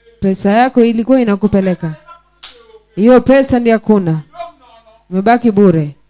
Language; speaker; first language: Swahili; non-native, local second language; Luo (Kenya and Tanzania)